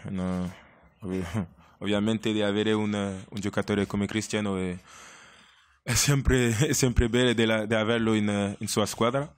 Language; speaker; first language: Italian; non-native, learner; French